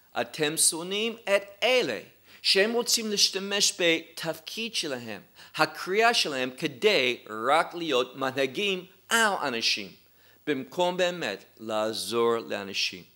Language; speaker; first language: Hebrew; non-native, fluent; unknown